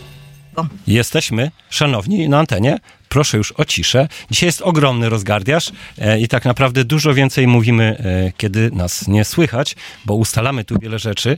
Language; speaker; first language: Polish; native; Polish